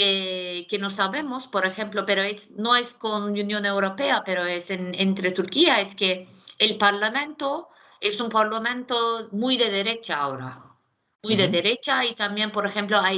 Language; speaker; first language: Spanish; non-native, fluent; Turkish